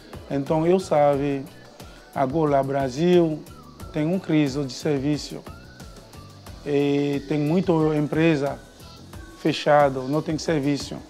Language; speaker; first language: Portuguese; non-native, learner; Haitian Creole